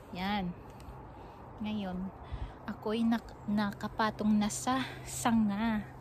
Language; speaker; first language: Filipino; non-native, local second language; Cebuano